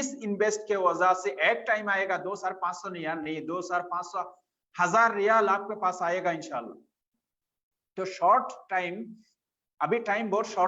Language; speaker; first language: Hindi; non-native, fluent; Bangla